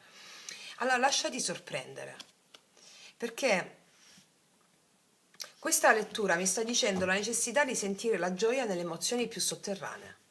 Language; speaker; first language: Italian; native; Italian